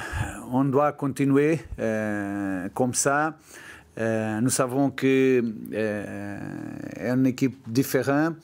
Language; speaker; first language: French; non-native, learner; Portuguese